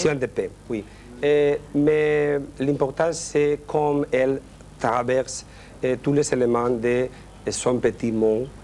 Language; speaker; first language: French; non-native, learner; Spanish